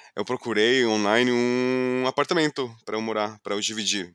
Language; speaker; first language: Portuguese; non-native, fluent; English